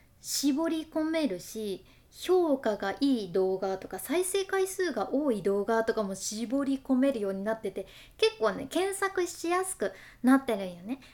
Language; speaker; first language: Japanese; native; Japanese